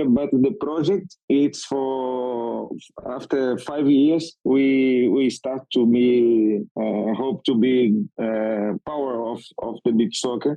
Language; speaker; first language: English; non-native, learner; Portuguese